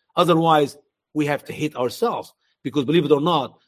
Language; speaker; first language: English; non-native, fluent; Arabic